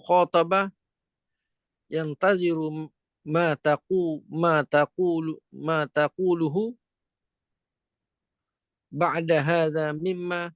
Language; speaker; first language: Arabic; non-native, fluent; Malay